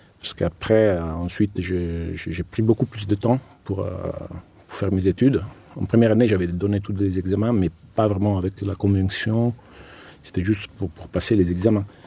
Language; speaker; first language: French; non-native, fluent; Italian